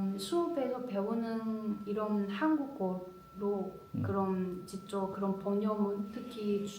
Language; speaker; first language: Korean; non-native, learner; Chinese